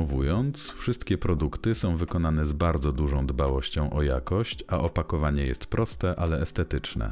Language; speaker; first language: Polish; native; Polish